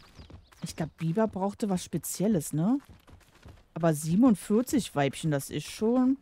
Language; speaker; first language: German; native; German